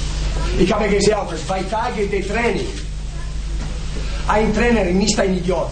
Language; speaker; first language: German; non-native, learner; Italian